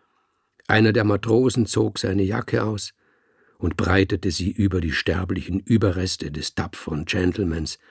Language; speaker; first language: German; native; German